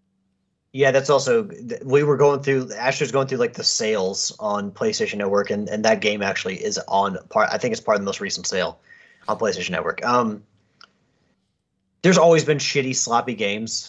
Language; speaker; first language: English; native; English